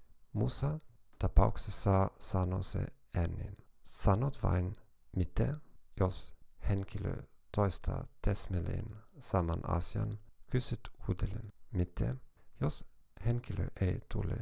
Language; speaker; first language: Finnish; non-native, fluent; German